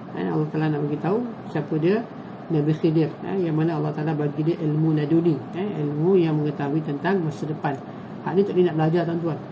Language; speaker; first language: Malay; native; Malay